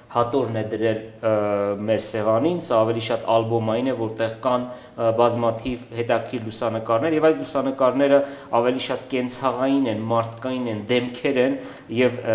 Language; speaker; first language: Armenian; native; Armenian